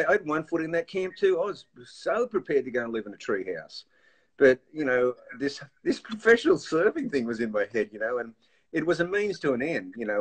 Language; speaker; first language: English; native; English